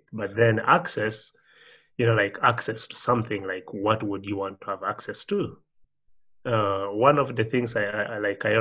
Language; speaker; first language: English; non-native, local second language; Ganda